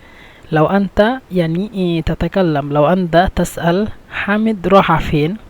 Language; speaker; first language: Arabic; non-native, fluent; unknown